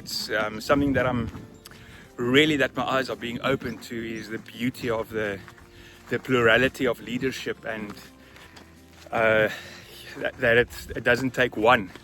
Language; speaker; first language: English; non-native, local second language; Afrikaans